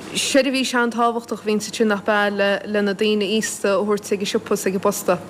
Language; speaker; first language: Irish; native; Irish